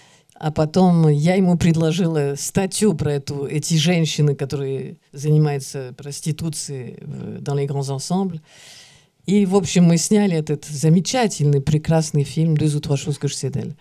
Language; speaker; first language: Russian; early bilingual, heritage; Russian